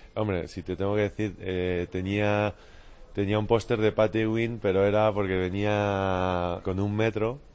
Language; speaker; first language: Spanish; native; Spanish